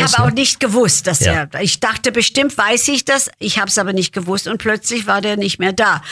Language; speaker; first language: German; non-native, fluent; English